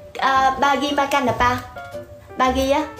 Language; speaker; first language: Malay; non-native, learner; Vietnamese